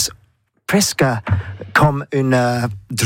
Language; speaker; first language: French; non-native, learner; English